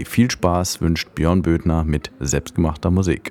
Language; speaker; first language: German; native; German